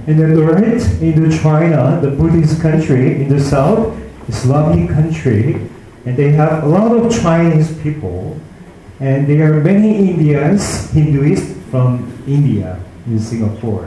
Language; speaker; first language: English; non-native, fluent; Korean